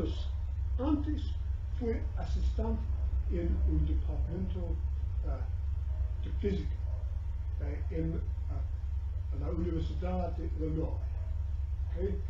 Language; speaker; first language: Spanish; non-native, learner; English